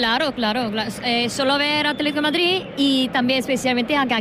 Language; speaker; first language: Spanish; non-native, learner; Korean